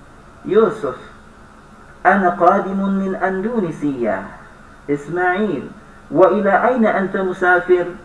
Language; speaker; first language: Arabic; non-native, fluent; Indonesian